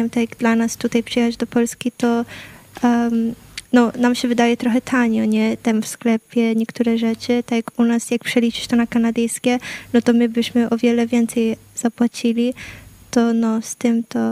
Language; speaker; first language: Polish; early bilingual, heritage; Polish